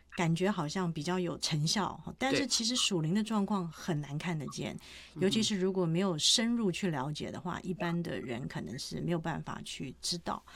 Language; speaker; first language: Chinese; native; Chinese